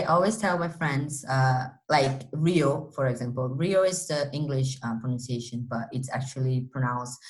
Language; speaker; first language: English; non-native, fluent; Portuguese